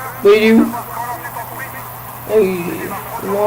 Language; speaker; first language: French; native; French